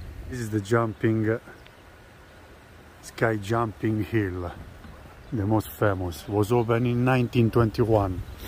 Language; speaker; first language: English; non-native, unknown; Italian